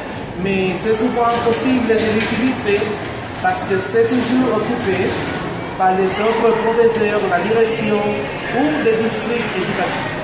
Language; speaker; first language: French; non-native, fluent; Spanish